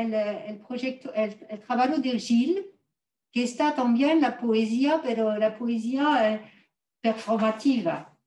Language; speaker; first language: Spanish; non-native, learner; French